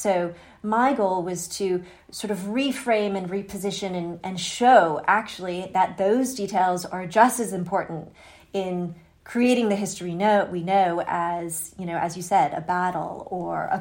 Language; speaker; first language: English; native; English